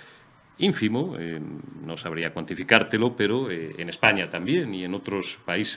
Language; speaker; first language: Spanish; native; Spanish